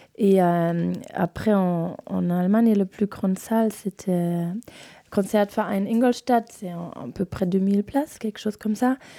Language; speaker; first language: French; non-native, fluent; German